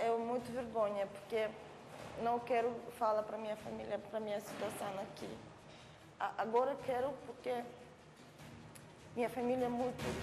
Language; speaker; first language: Portuguese; non-native, learner; Russian